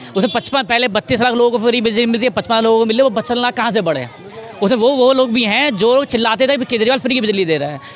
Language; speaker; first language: Hindi; native; Hindi